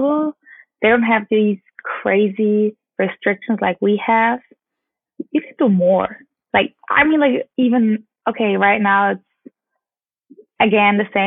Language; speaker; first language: English; non-native, fluent; German